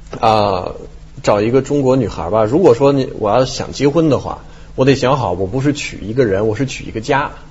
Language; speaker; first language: Chinese; non-native, fluent; French